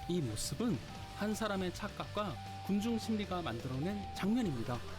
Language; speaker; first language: Korean; native; Korean